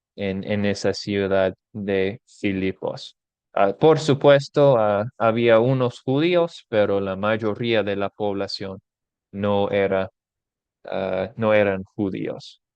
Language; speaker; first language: Spanish; non-native, fluent; English